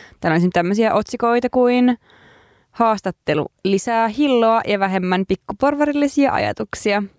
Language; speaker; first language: Finnish; native; Finnish